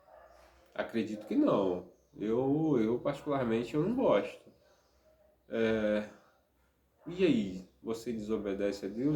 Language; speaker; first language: Portuguese; native; Portuguese